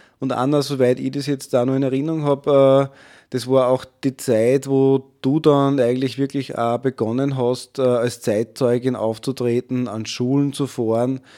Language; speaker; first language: German; native; German